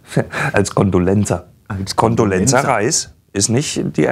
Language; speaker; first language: German; native; German